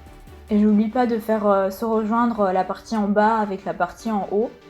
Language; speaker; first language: French; native; French